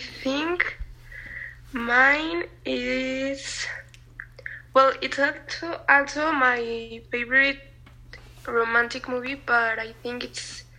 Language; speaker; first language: English; non-native, learner; Spanish